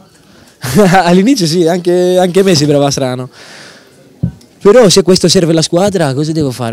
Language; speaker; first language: Italian; non-native, fluent; Greek